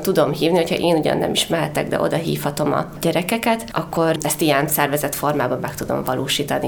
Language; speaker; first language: Hungarian; native; Hungarian